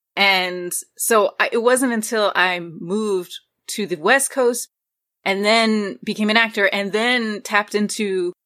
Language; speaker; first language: English; native; English